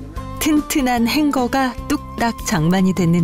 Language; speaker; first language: Korean; native; Korean